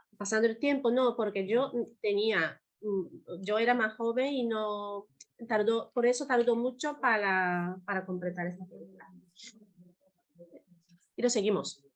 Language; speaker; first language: Spanish; non-native, learner; Japanese